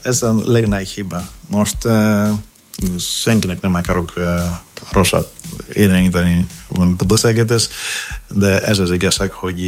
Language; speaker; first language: Hungarian; non-native, learner; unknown